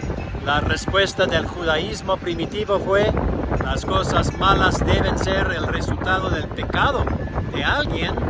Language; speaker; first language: Spanish; non-native, fluent; English